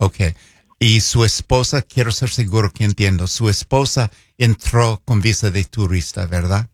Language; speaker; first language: Spanish; non-native, fluent; English